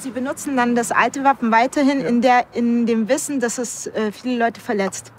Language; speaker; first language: German; native; German